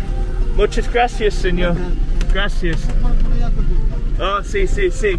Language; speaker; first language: Spanish; non-native, learner; English